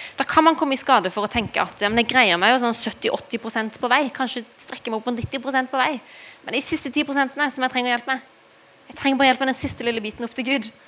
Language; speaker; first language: Norwegian; early bilingual, heritage; Norwegian